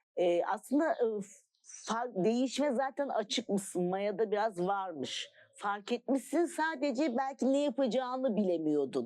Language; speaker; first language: Turkish; native; Turkish